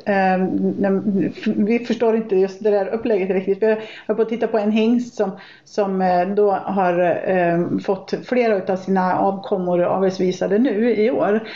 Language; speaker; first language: Swedish; native; Swedish